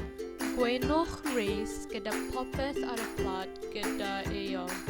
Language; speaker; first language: Welsh; non-native, learner; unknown